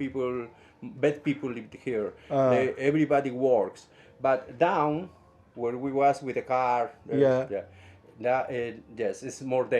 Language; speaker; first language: English; non-native, fluent; Spanish